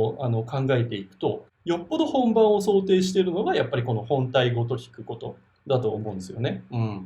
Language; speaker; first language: Japanese; native; Japanese